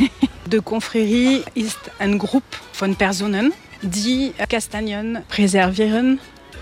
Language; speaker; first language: German; non-native, learner; French